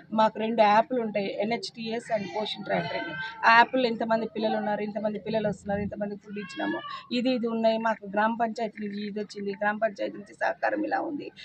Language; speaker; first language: Telugu; native; Telugu